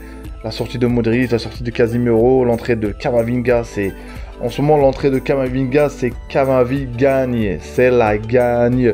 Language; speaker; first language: French; native; French